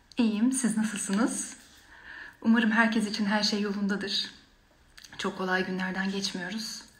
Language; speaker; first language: Turkish; native; Turkish